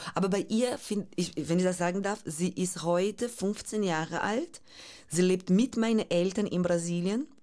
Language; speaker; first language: German; non-native, fluent; Portuguese